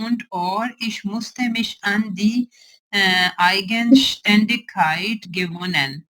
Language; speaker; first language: German; non-native, learner; Urdu